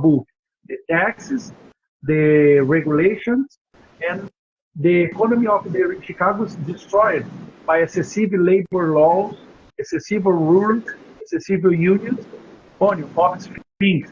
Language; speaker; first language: English; non-native, learner; Portuguese